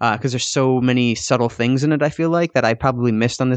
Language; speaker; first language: English; native; English